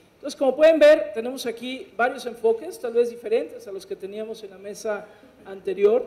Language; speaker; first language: Spanish; native; Spanish